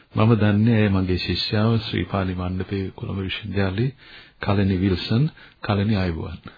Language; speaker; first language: Sinhala; native; Sinhala